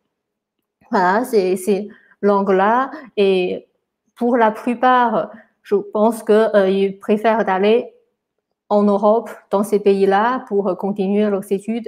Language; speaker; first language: French; non-native, fluent; Chinese